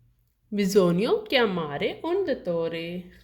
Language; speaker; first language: Italian; non-native, learner; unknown